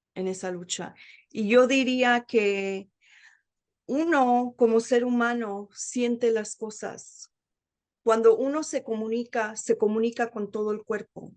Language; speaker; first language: Spanish; early bilingual, heritage; Spanish